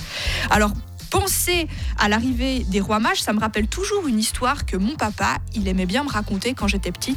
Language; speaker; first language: French; native; French